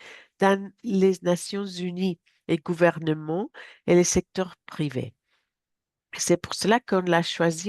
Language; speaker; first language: French; non-native, fluent; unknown